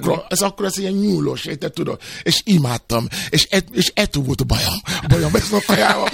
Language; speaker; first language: Hungarian; non-native, fluent; Yoruba